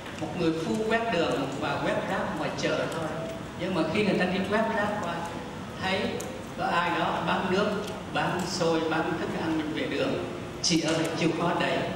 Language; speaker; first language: Vietnamese; native; Vietnamese